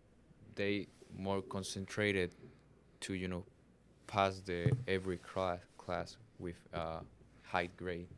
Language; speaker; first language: English; non-native, learner; Spanish